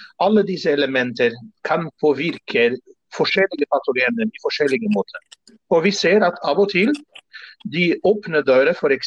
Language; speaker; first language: Norwegian; non-native, fluent; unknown